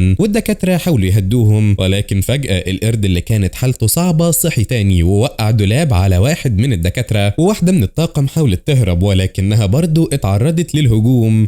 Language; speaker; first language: Arabic; native; Arabic